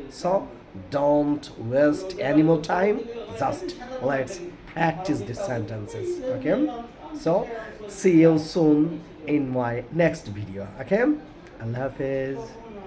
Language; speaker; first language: English; non-native, local second language; Bangla